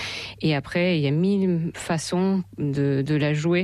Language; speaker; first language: French; non-native, fluent; Russian